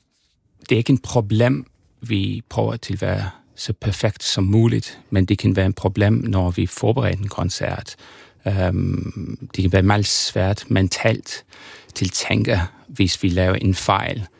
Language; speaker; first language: Danish; non-native, learner; English